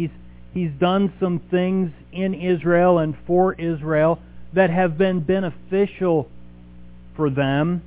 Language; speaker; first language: English; native; English